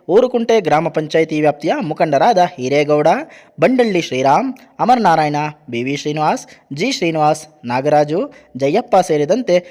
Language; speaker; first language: Kannada; native; Kannada